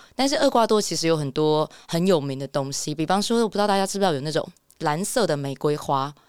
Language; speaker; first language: Chinese; native; Chinese